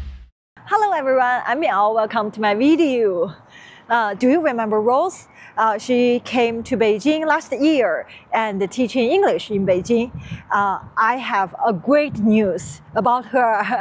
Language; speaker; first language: English; non-native, learner; Chinese